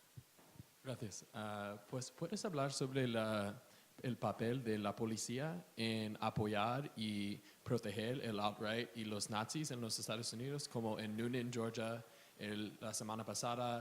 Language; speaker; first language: Spanish; non-native, learner; English